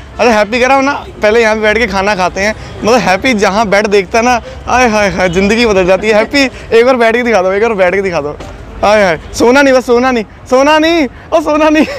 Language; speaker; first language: Hindi; non-native, local second language; Punjabi